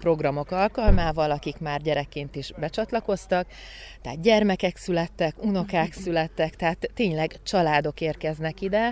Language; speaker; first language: Hungarian; native; Hungarian